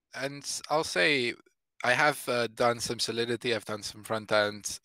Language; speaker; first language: English; non-native, fluent; Italian